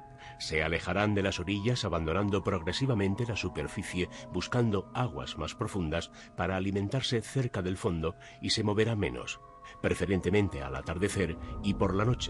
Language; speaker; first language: Spanish; native; Spanish